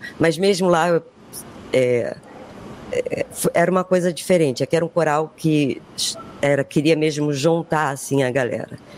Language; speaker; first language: Portuguese; native; Portuguese